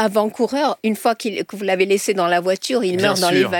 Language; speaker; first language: French; native; French